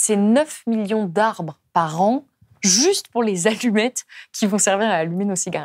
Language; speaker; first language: French; native; French